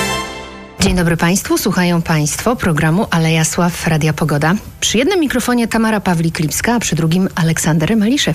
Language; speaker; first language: Polish; native; Polish